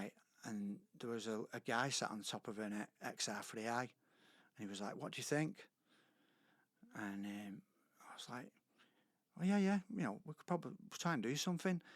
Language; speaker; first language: English; native; English